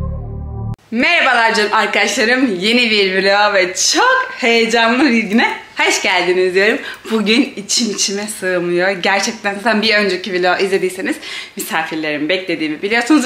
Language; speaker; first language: Turkish; native; Turkish